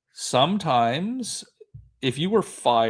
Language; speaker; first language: English; native; English